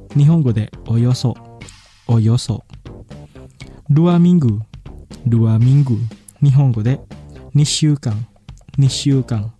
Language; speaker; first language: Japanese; non-native, fluent; Indonesian